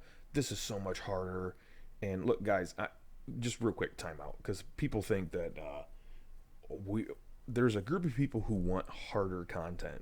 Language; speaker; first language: English; native; English